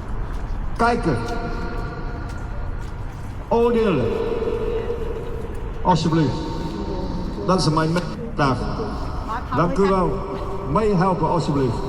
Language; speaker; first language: Dutch; non-native, learner; Khmer